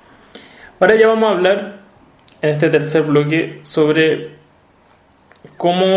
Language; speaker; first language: Spanish; native; Spanish